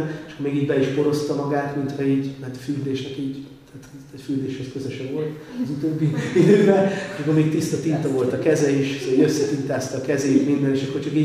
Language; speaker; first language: Hungarian; native; Hungarian